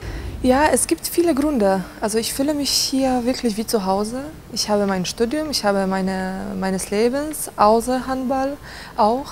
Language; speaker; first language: German; non-native, fluent; Polish